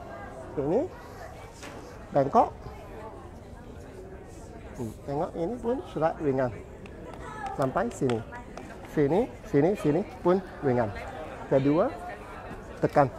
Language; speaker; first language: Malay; non-native, local second language; Cantonese